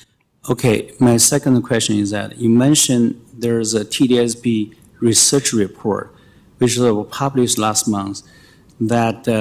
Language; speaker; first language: English; non-native, fluent; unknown